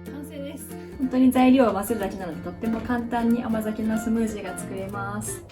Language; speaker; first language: Japanese; native; Japanese